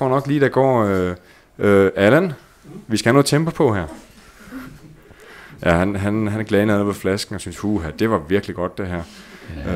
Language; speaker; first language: Danish; native; Danish